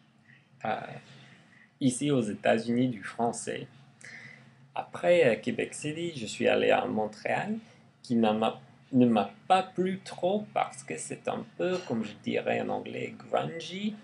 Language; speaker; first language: French; non-native, learner; English